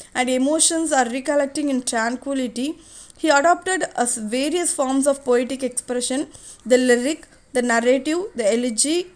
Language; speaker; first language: English; non-native, local second language; Tamil